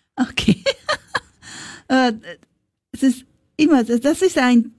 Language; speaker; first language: German; non-native, learner; Japanese